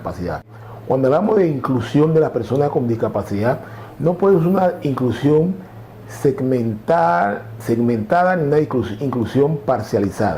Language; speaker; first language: Spanish; native; Spanish